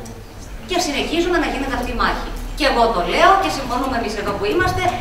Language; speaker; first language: Greek; native; Greek